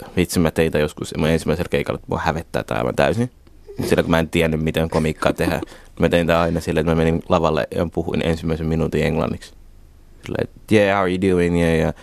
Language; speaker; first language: Finnish; early bilingual, other home language; Somali